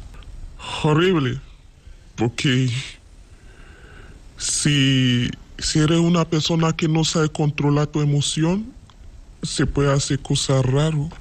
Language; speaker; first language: Spanish; non-native, learner; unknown